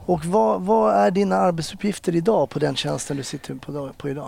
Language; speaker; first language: Swedish; native; Swedish